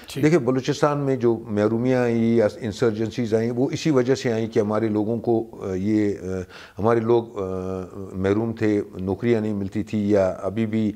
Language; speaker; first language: Urdu; native; Urdu